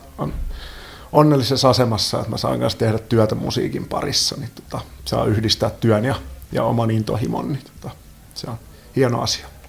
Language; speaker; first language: Finnish; native; Finnish